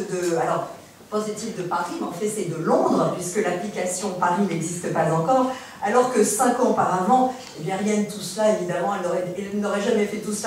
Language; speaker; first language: French; native; French